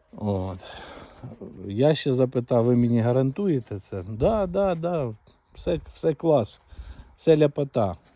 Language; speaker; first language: Ukrainian; native; Ukrainian